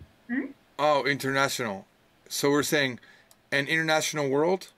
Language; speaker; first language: English; native; English